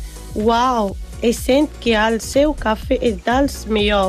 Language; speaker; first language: Catalan; non-native, learner; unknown